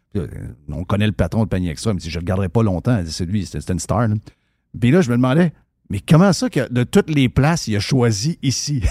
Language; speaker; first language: French; native; French